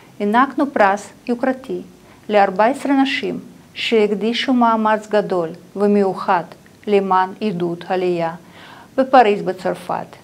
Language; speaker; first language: Hebrew; non-native, fluent; Russian